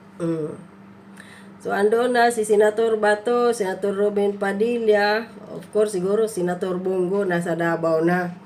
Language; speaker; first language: Filipino; non-native, local second language; Cebuano